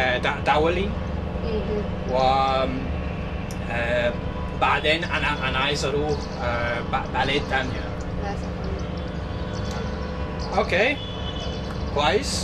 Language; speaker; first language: Arabic; non-native, learner; English